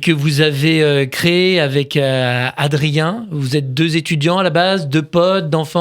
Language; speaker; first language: French; native; French